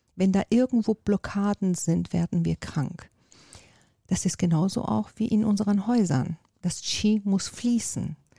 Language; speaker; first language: German; non-native, fluent; Persian